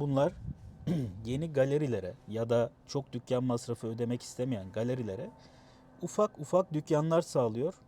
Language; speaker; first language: Turkish; native; Turkish